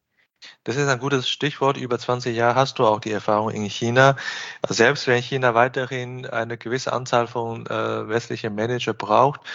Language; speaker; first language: German; non-native, fluent; Chinese